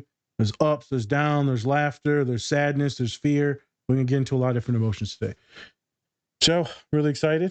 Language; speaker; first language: English; native; English